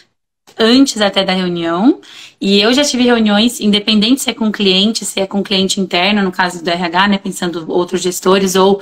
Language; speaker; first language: Portuguese; native; Portuguese